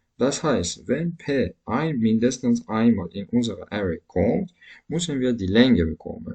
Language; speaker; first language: German; non-native, learner; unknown